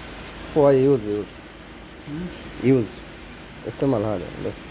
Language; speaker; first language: Arabic; non-native, learner; Bangla